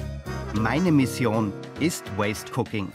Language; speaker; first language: German; native; German